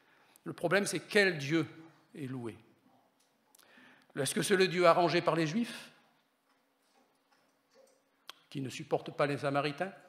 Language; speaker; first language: French; native; French